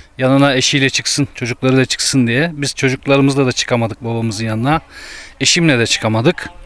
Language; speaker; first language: Turkish; native; Turkish